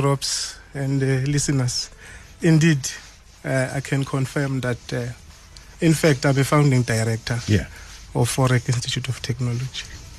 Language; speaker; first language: English; non-native, local second language; Swati